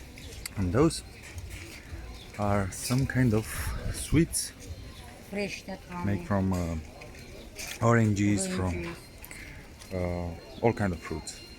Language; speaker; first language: English; non-native, learner; Romanian